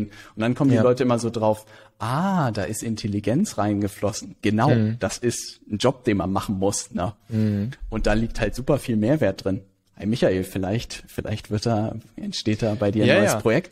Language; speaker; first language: German; native; German